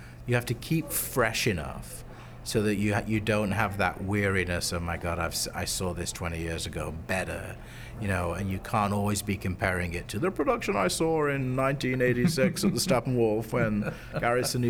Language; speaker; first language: English; native; English